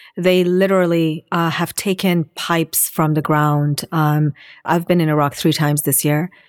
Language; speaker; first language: English; non-native, fluent; Assyrian Neo-Aramaic